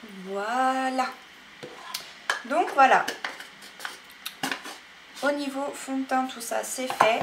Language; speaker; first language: French; native; French